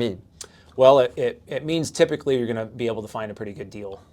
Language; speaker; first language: English; native; English